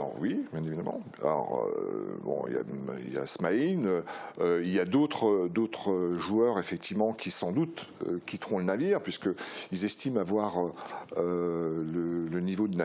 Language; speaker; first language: French; native; French